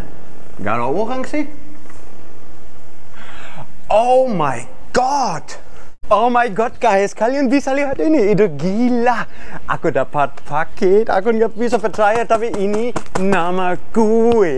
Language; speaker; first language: Indonesian; non-native, fluent; German